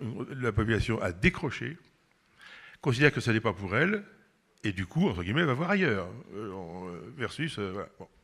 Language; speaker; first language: French; native; French